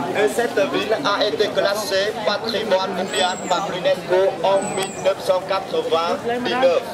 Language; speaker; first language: French; non-native, fluent; Vietnamese